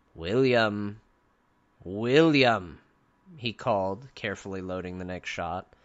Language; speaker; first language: English; native; English